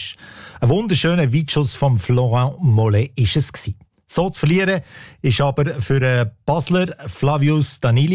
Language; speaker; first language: German; native; German